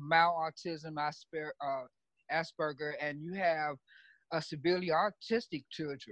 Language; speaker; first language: English; native; English